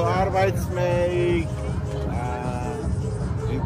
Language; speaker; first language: German; non-native, learner; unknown